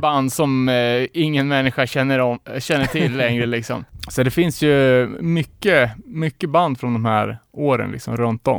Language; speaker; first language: Swedish; native; Swedish